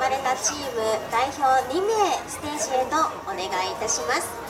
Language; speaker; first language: Japanese; native; Japanese